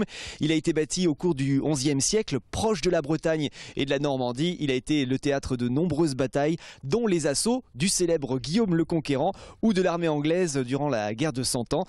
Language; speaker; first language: French; native; French